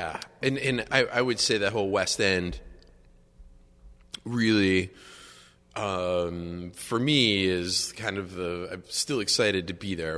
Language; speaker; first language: English; native; English